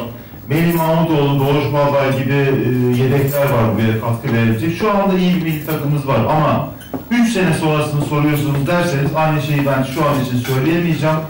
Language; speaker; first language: Turkish; native; Turkish